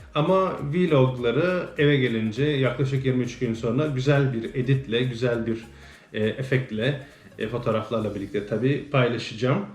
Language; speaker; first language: Turkish; early bilingual, heritage; Turkish